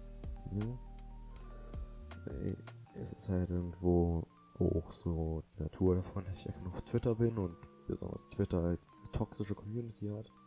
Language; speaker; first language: German; native; German